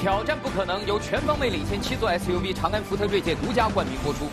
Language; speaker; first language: Chinese; native; Chinese